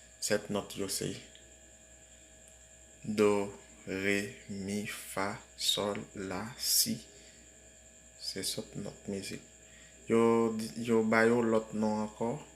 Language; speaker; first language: French; non-native, learner; Haitian Creole